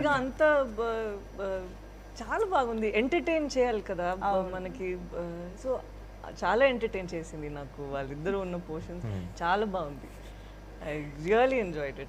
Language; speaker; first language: Telugu; non-native, fluent; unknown